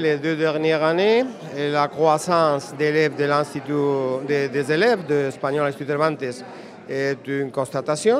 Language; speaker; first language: French; non-native, fluent; Spanish